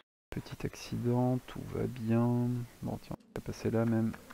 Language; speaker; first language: French; native; French